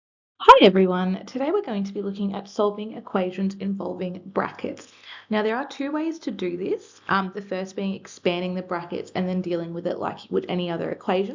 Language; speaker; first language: English; native; English